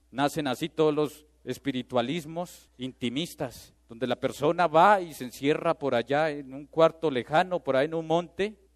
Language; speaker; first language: Spanish; native; Spanish